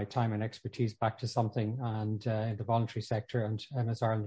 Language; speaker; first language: English; native; English